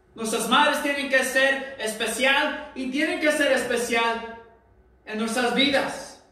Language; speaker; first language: Spanish; early bilingual, heritage; Spanish